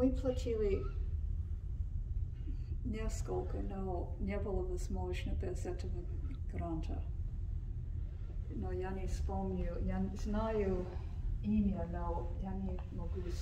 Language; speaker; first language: Russian; non-native, learner; English